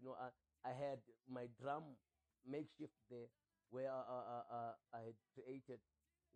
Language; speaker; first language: English; non-native, local second language; Xhosa